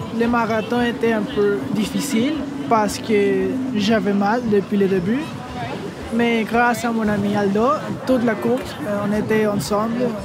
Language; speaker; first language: French; non-native, fluent; Spanish